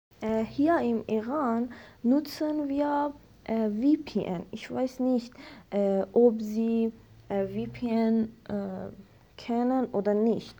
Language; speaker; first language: German; non-native, learner; Persian